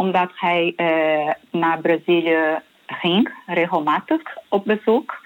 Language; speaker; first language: Dutch; non-native, learner; Portuguese